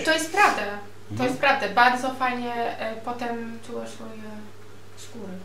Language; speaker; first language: Polish; non-native, learner; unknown